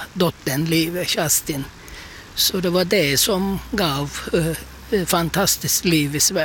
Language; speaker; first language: Swedish; non-native, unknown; Turkish